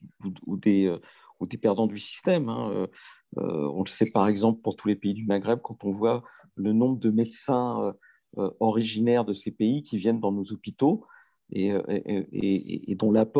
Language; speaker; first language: French; native; French